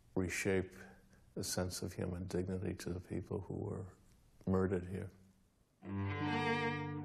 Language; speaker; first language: English; native; English